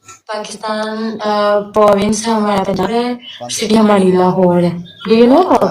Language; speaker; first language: Hindi; non-native, local second language; Punjabi